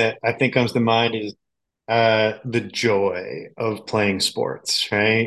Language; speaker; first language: English; native; English